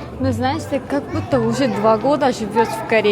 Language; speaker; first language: Russian; non-native, learner; Korean